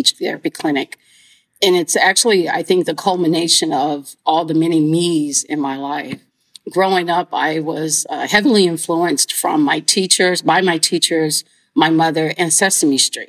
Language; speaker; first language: English; native; English